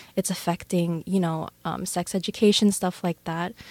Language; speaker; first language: English; native; English